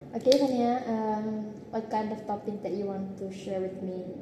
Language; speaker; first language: English; non-native, learner; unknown